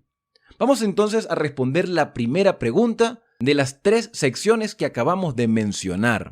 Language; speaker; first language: Spanish; native; Spanish